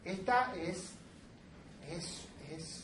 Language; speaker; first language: Spanish; native; Spanish